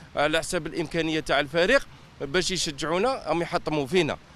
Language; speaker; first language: Arabic; native; Arabic